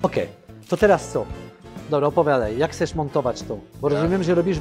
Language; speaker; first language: Polish; non-native, fluent; French